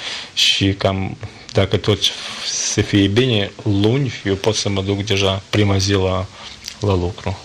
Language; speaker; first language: Romanian; non-native, learner; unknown